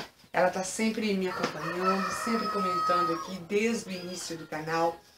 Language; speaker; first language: Portuguese; native; Portuguese